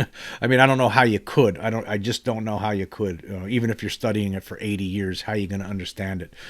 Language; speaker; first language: English; native; English